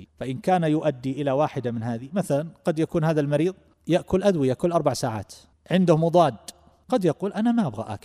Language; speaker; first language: Arabic; native; Arabic